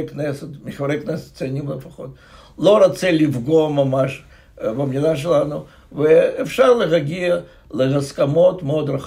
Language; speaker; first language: Hebrew; non-native, fluent; Russian